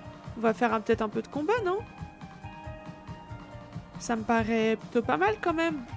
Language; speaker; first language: French; native; French